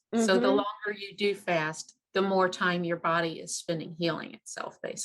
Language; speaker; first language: English; native; English